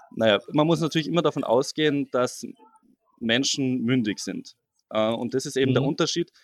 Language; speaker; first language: German; native; German